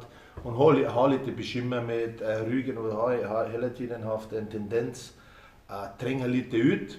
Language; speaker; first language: Swedish; non-native, fluent; German